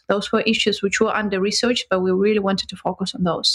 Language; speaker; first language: English; non-native, fluent; Ukrainian